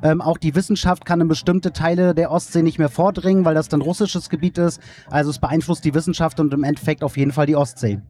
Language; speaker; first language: German; native; German